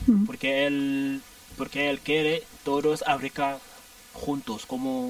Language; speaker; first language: Spanish; non-native, learner; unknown